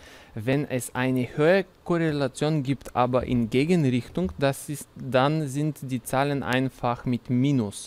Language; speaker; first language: German; non-native, fluent; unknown